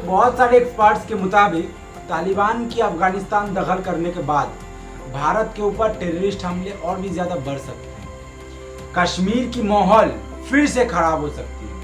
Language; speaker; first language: Hindi; non-native, local second language; Bangla